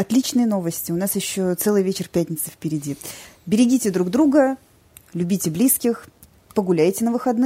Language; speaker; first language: Russian; native; Russian